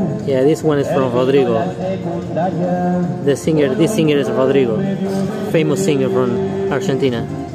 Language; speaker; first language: English; non-native, fluent; Spanish